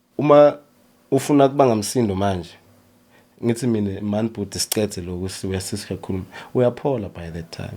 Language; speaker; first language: Zulu; early bilingual, other home language; Swati